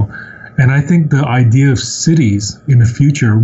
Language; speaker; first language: English; non-native, local second language; Cantonese